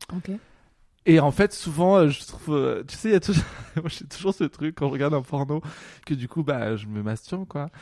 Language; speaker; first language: French; native; French